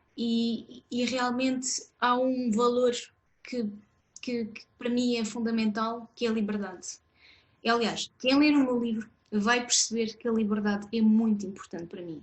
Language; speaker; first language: Portuguese; non-native, fluent; French